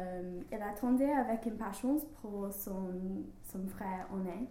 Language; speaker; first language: French; non-native, learner; English